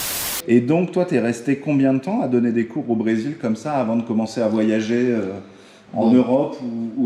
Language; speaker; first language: French; native; French